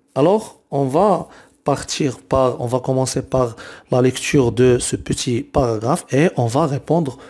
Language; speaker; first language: French; non-native, local second language; Arabic